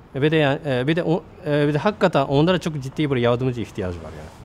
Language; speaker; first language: Turkish; non-native, fluent; Japanese